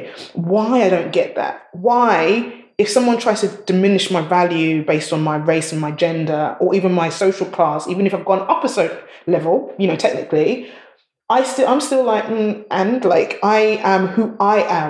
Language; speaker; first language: English; native; English